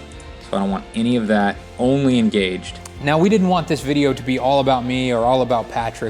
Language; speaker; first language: English; native; English